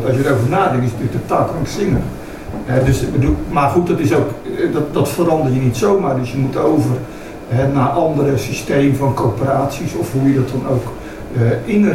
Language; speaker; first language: Dutch; native; Dutch